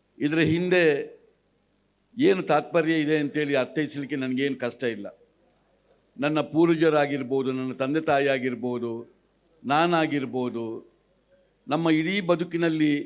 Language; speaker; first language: Kannada; non-native, local second language; Tulu